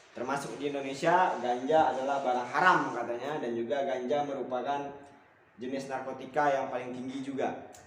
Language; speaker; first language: Indonesian; native; Indonesian